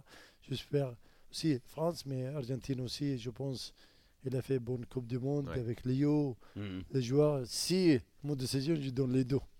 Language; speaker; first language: French; non-native, learner; Arabic